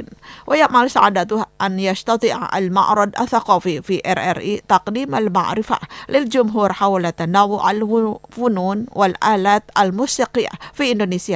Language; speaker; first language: Arabic; non-native, fluent; Indonesian